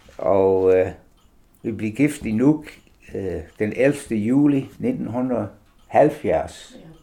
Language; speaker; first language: Danish; non-native, fluent; English